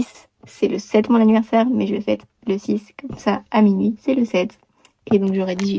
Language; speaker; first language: French; native; French